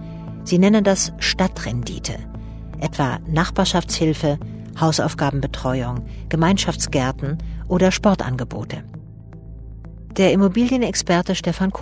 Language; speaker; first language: German; native; German